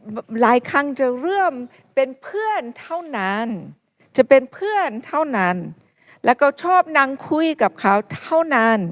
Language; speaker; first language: Thai; non-native, fluent; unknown